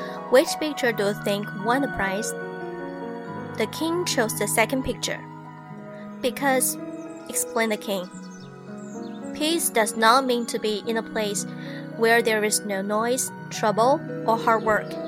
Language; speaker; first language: English; non-native, fluent; Chinese